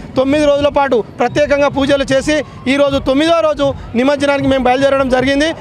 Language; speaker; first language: Telugu; non-native, local second language; Lambadi